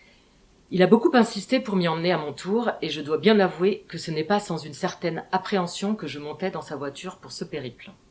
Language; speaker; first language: French; native; French